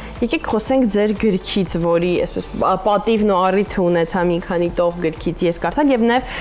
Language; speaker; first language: Armenian; native; Armenian